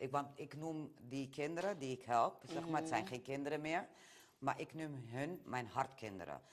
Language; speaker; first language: Dutch; early bilingual, other home language; Romany